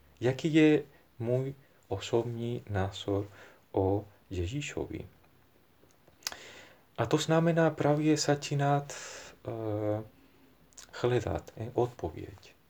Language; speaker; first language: Czech; non-native, fluent; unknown